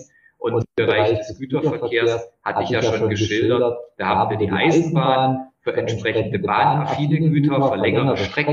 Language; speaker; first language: German; native; German